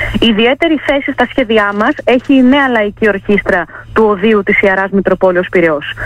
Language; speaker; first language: Greek; native; Greek